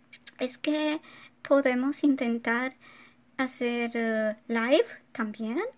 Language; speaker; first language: Spanish; non-native, fluent; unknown